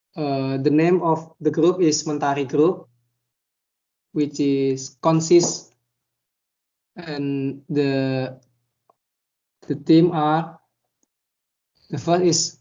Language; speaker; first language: English; non-native, learner; Indonesian